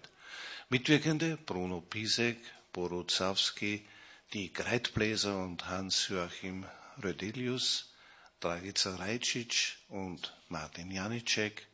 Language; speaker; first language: German; native; German